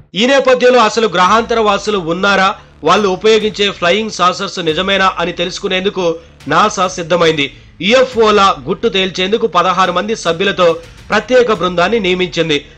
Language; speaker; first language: Telugu; native; Telugu